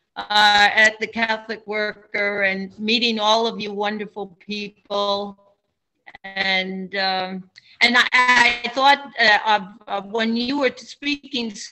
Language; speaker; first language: English; native; English